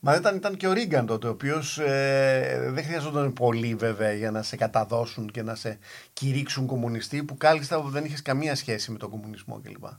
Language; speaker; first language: Greek; native; Greek